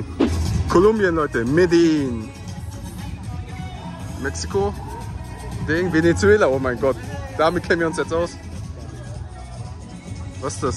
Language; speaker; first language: German; early bilingual, other home language; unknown